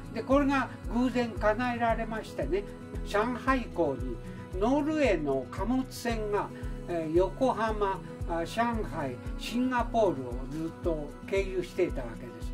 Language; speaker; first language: Japanese; native; Japanese